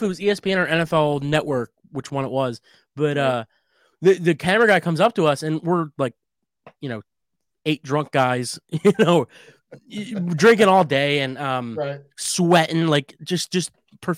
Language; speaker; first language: English; native; English